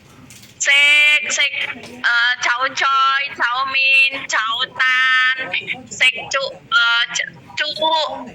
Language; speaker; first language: Cantonese; non-native, learner; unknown